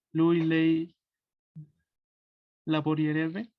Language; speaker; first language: Italian; non-native, learner; Spanish